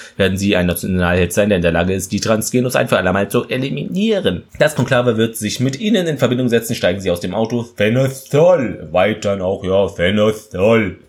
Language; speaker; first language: German; native; German